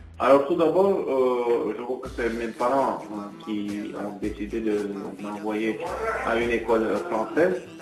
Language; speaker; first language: French; non-native, fluent; Turkish